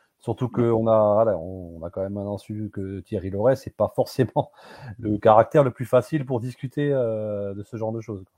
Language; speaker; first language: French; native; French